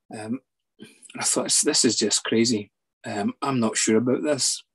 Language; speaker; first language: English; native; English